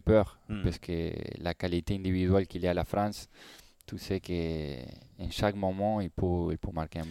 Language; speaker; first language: French; non-native, learner; Spanish